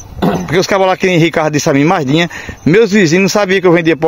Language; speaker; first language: Portuguese; native; Portuguese